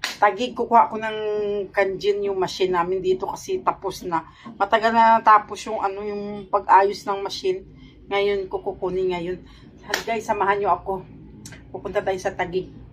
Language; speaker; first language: Filipino; native; Filipino